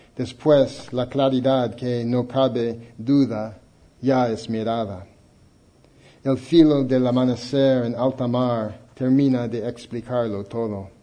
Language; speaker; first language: Spanish; non-native, fluent; English